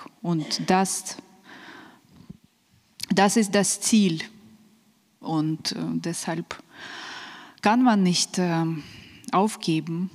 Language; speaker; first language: German; non-native, fluent; Ukrainian